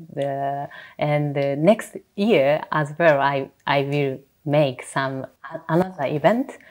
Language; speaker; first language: English; non-native, learner; Japanese